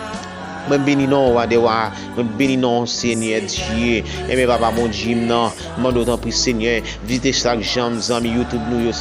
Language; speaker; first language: French; non-native, local second language; Haitian Creole